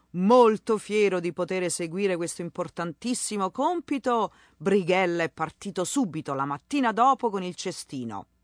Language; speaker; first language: Italian; native; Italian